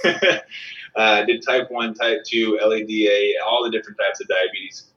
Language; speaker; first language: English; native; English